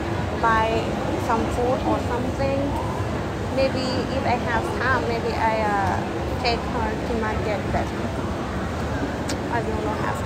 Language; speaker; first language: English; non-native, learner; Thai